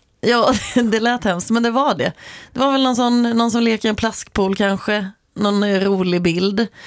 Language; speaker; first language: Swedish; native; Swedish